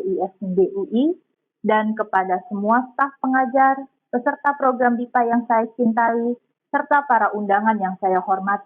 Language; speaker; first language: Indonesian; native; Indonesian